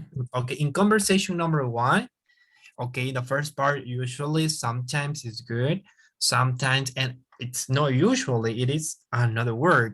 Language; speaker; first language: English; non-native, fluent; Spanish